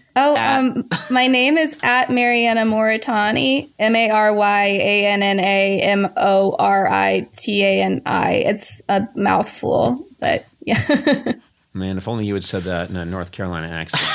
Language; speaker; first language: English; native; English